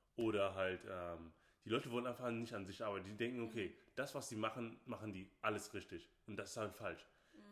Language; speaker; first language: German; non-native, fluent; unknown